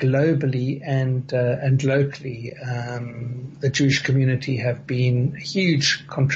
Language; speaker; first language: English; native; English